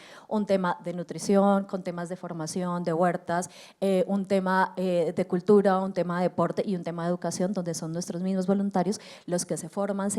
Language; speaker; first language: Spanish; native; Spanish